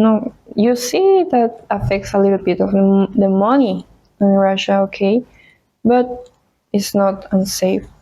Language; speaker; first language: English; non-native, fluent; Spanish